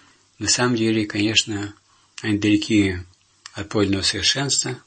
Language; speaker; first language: Russian; native; Russian